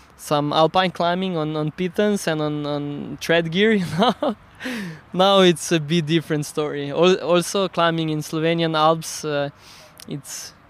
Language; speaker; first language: English; non-native, fluent; Slovenian